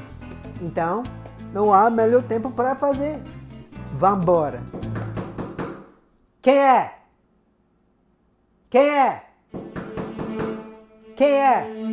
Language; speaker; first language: Portuguese; non-native, fluent; English